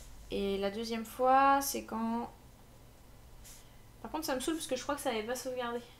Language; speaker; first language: French; native; French